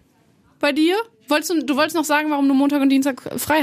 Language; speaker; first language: German; native; German